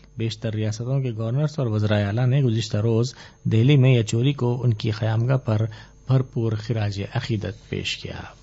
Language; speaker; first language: Urdu; native; Urdu